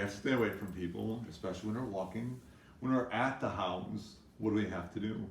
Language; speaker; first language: English; native; English